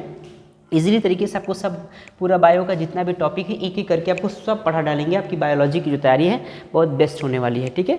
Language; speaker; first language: Hindi; native; Hindi